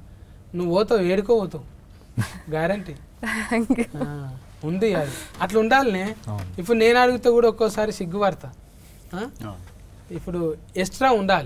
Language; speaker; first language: Telugu; native; Telugu